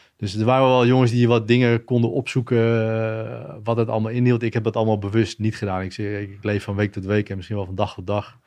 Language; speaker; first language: Dutch; native; Dutch